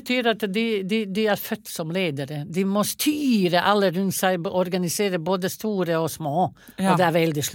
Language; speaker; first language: Norwegian; non-native, fluent; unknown